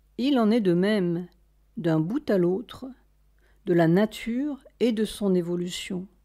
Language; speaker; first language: French; native; French